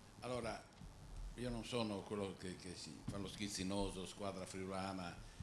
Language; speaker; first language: Italian; native; Italian